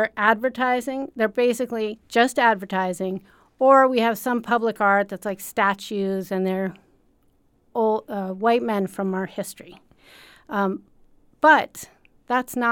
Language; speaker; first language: English; native; English